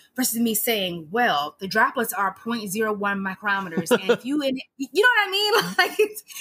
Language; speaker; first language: English; native; English